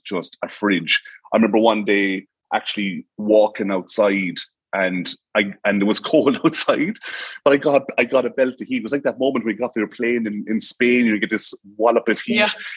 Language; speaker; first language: English; native; English